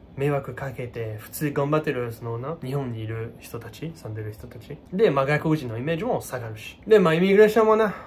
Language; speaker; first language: Japanese; non-native, fluent; French